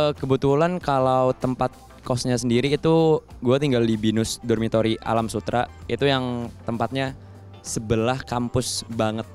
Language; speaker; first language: Indonesian; native; Indonesian